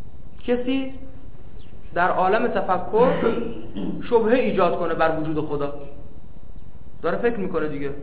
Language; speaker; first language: Persian; native; Persian